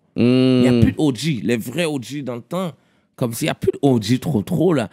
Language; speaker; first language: French; early bilingual, other home language; Haitian Creole